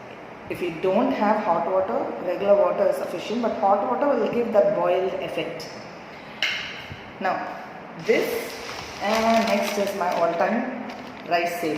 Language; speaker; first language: English; non-native, local second language; Tamil